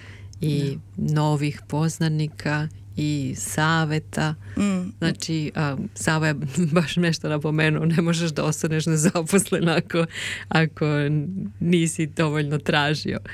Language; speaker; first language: Serbian; native; Serbian